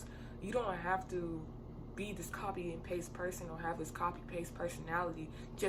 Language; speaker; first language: English; native; English